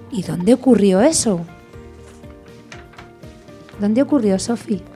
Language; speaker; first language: Spanish; native; Spanish